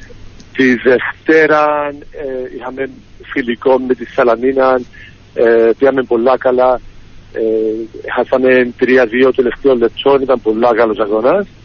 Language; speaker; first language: Greek; early bilingual, heritage; Greek